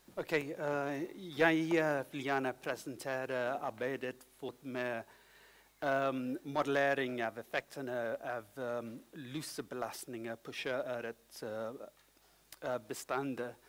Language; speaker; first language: Swedish; non-native, learner; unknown